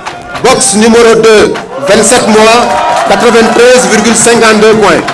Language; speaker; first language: French; non-native, local second language; Wolof